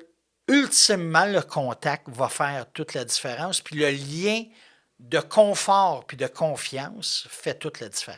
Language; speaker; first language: French; native; French